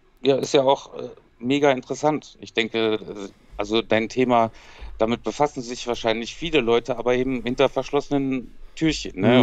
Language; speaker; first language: German; native; German